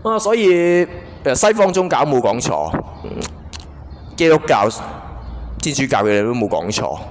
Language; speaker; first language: Cantonese; native; Cantonese